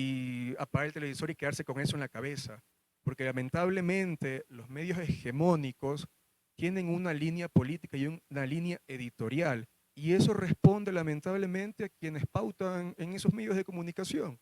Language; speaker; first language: Spanish; native; Spanish